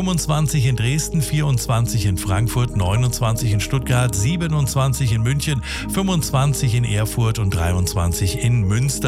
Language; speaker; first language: German; native; German